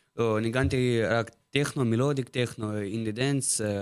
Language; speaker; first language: Hebrew; non-native, learner; Russian